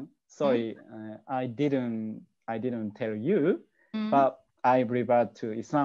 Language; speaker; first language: English; non-native, learner; Japanese